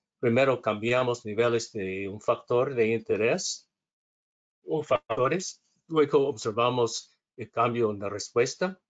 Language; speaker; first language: Spanish; non-native, learner; English